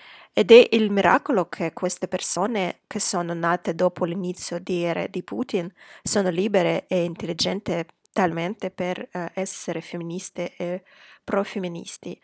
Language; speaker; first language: Italian; non-native, fluent; Russian